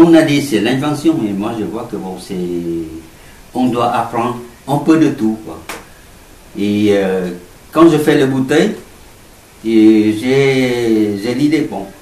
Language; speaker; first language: French; non-native, learner; Vietnamese